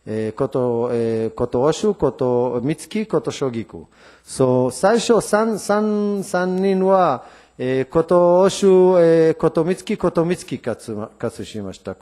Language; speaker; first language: Japanese; non-native, learner; Hebrew